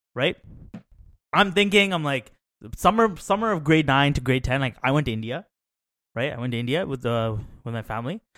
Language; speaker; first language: English; early bilingual, other home language; Tamil